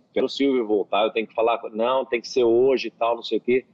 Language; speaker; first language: Portuguese; native; Portuguese